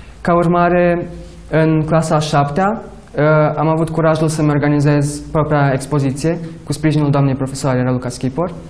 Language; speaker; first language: Romanian; early bilingual, other home language; Portuguese